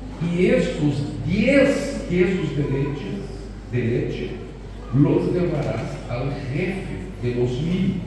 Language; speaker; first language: Spanish; non-native, fluent; Portuguese